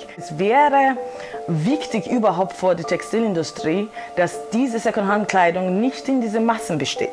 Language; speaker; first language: German; non-native, fluent; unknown